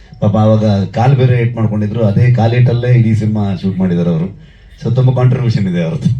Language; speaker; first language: Kannada; native; Kannada